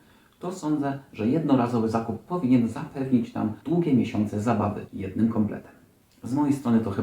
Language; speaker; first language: Polish; native; Polish